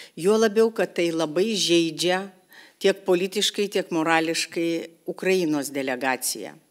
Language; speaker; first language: Lithuanian; native; Lithuanian